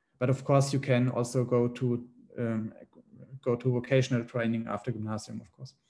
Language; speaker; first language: English; non-native, fluent; German